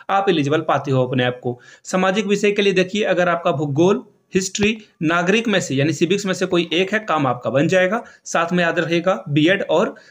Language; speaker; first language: Hindi; native; Hindi